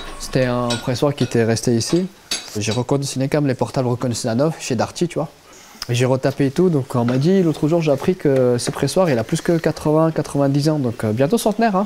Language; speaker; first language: French; non-native, fluent; Persian